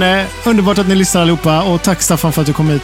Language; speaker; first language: Swedish; native; Swedish